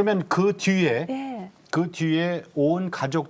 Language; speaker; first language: Korean; native; Korean